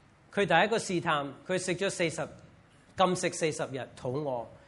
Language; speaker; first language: Cantonese; non-native, fluent; English